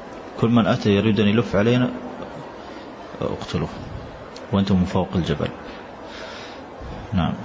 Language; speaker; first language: Arabic; native; Arabic